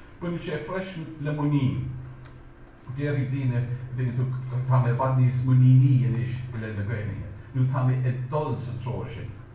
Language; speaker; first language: Irish; native; Irish